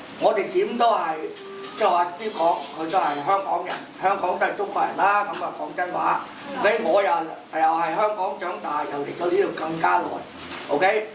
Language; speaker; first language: Cantonese; native; Cantonese